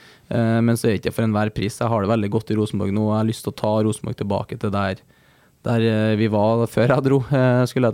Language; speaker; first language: Norwegian; native; Norwegian